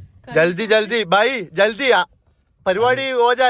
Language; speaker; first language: Hindi; non-native, local second language; Malayalam